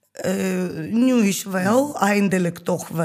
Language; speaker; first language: Dutch; non-native, learner; Ukrainian